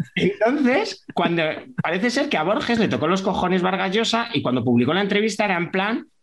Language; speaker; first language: Spanish; native; Spanish